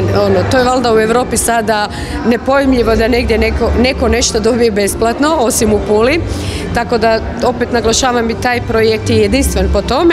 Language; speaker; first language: Croatian; native; Croatian